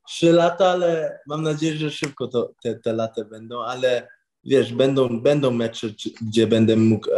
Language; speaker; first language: Polish; early bilingual, heritage; English